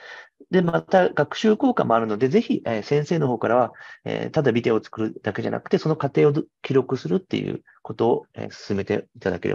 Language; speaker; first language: Japanese; native; Japanese